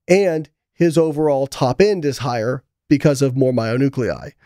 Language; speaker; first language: English; native; English